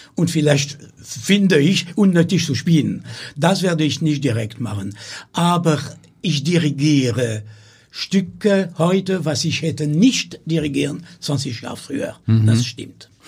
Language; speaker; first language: German; non-native, learner; French